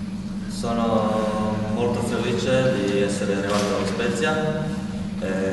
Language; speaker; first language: Italian; non-native, learner; Croatian